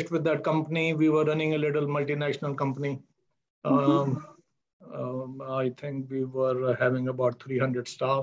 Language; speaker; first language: English; non-native, local second language; Hindi